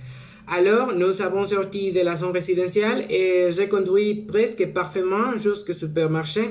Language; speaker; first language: French; non-native, learner; Spanish